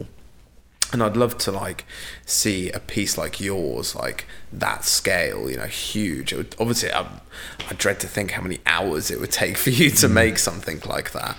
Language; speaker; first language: English; native; English